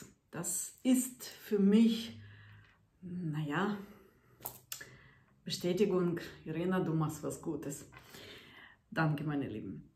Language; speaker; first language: German; non-native, fluent; Russian